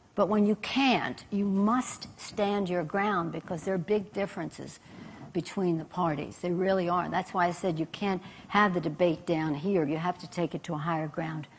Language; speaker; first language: English; native; English